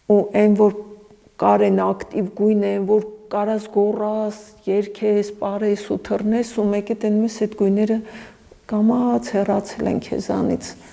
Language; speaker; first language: Armenian; native; Armenian